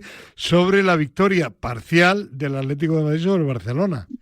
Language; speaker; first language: Spanish; native; Spanish